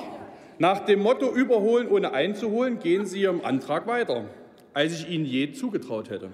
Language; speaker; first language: German; native; German